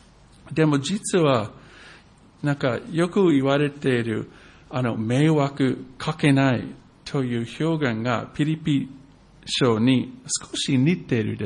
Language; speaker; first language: Japanese; non-native, fluent; English